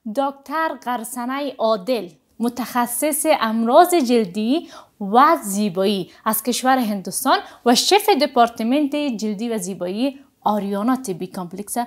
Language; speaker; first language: Persian; native; Persian